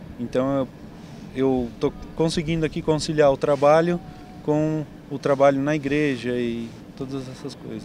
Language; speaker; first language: Portuguese; native; Portuguese